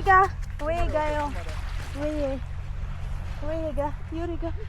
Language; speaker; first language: Korean; non-native, learner; Filipino